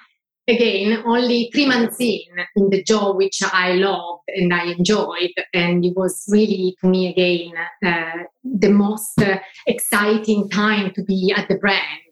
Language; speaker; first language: English; non-native, fluent; Italian